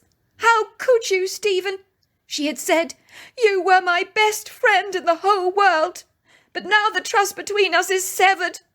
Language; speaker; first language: English; native; English